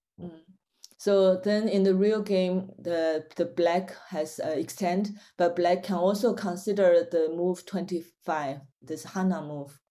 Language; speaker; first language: English; non-native, fluent; Chinese